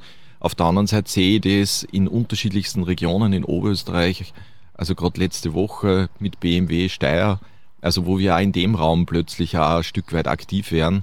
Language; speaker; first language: German; native; German